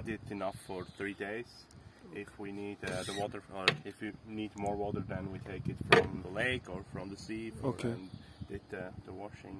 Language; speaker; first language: English; non-native, learner; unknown